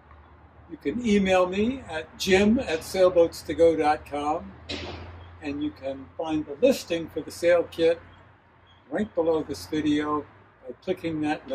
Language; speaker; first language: English; native; English